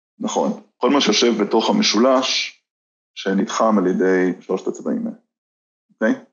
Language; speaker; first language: Hebrew; native; Hebrew